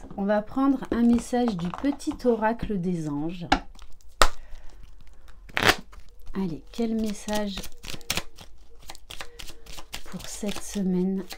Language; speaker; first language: French; native; French